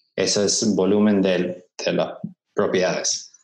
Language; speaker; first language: Spanish; early bilingual, heritage; Spanish